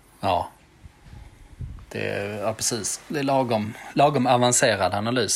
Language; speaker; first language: Swedish; native; Swedish